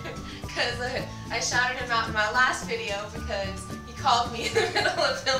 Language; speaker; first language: English; native; English